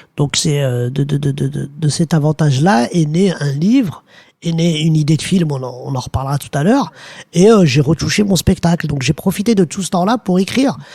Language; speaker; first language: French; early bilingual, other home language; Arabic